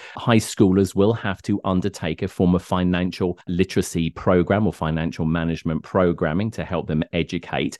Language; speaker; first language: English; native; English